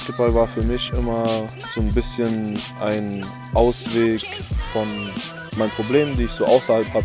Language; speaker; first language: German; native; German